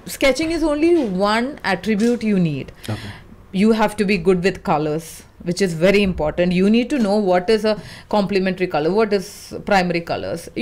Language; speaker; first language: English; non-native, local second language; Malayalam